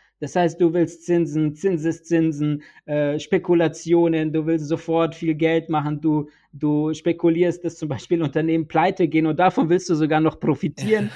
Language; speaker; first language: German; early bilingual, other home language; Bosnian